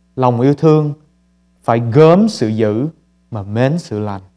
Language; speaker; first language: Vietnamese; early bilingual, heritage; Vietnamese